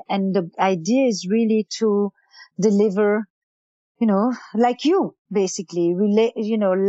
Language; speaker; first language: English; non-native, fluent; Yiddish